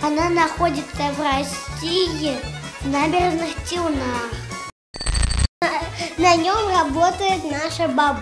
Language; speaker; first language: Russian; native; Russian